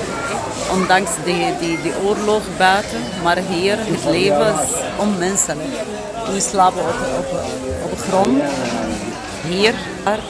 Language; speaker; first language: Dutch; non-native, learner; Arabic